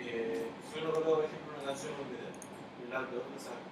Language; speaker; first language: Spanish; native; Spanish